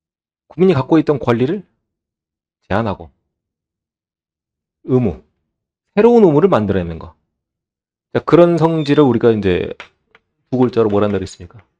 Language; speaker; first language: Korean; native; Korean